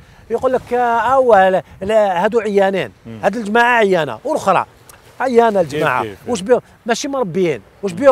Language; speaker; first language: Arabic; native; Arabic